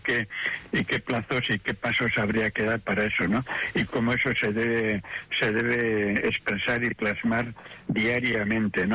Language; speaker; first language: Spanish; native; Spanish